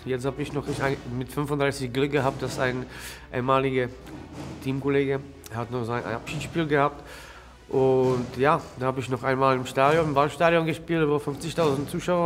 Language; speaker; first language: German; non-native, learner; Czech